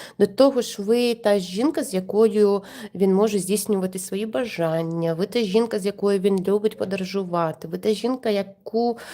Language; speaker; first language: Ukrainian; non-native, local second language; Russian